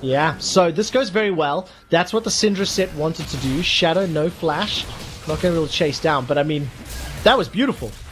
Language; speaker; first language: English; native; English